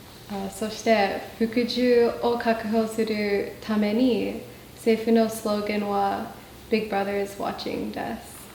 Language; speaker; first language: Japanese; non-native, fluent; English